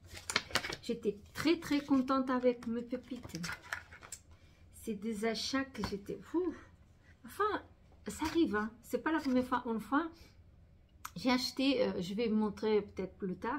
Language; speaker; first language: French; non-native, fluent; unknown